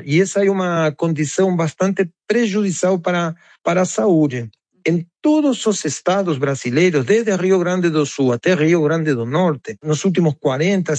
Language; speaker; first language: Portuguese; native; Portuguese